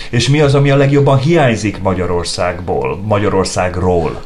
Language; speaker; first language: Hungarian; native; Hungarian